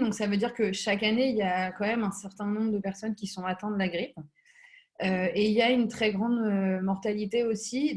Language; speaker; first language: French; native; French